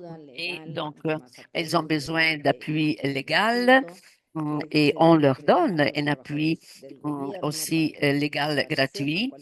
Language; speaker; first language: French; non-native, fluent; Spanish